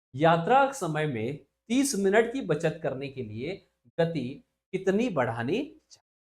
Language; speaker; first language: Hindi; non-native, local second language; Marathi